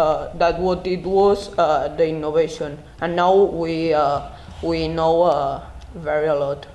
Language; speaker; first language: English; non-native, learner; Spanish